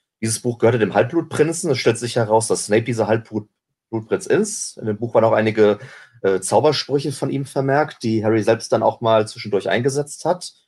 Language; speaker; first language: German; native; German